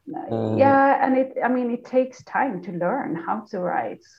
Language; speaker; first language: English; non-native, fluent; Swedish